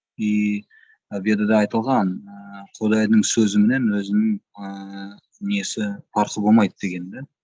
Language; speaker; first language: Kazakh; native; Kazakh